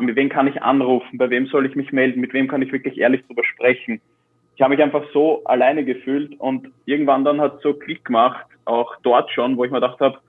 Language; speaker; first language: German; native; German